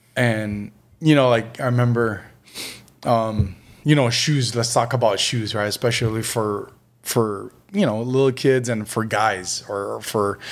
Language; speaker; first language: English; early bilingual, other home language; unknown